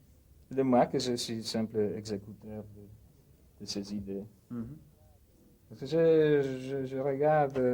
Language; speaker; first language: French; non-native, fluent; Polish